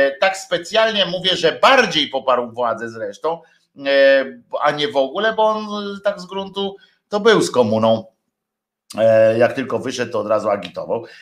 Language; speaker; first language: Polish; native; Polish